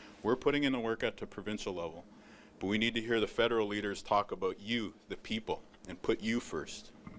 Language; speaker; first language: English; native; English